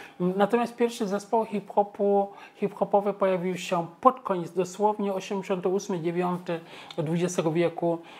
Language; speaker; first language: Polish; non-native, fluent; Wolof